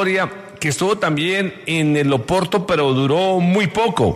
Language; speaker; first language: Spanish; native; Spanish